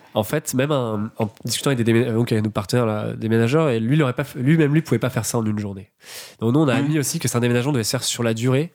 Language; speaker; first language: French; native; French